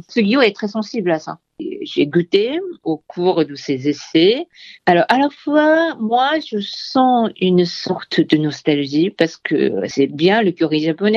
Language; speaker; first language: French; non-native, fluent; Japanese